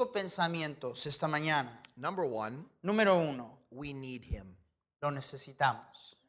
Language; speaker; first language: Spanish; non-native, fluent; English